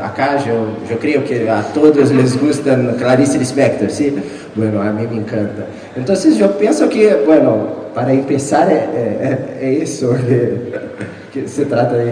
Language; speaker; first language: Spanish; non-native, fluent; Portuguese